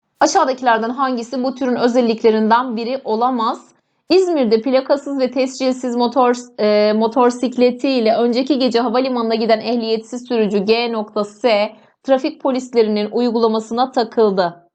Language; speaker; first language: Turkish; native; Turkish